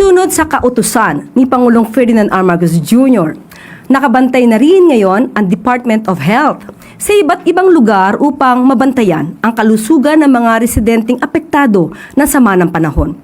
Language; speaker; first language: Filipino; native; Filipino